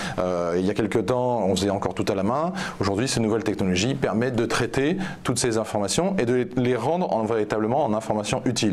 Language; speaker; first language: French; native; French